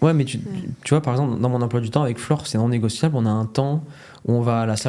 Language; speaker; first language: French; native; French